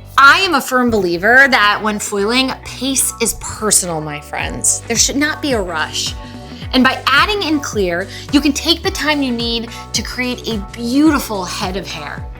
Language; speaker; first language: English; native; English